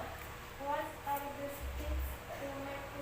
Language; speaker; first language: English; non-native, learner; Indonesian